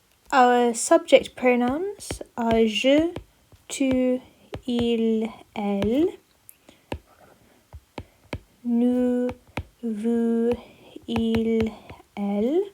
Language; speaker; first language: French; non-native, fluent; English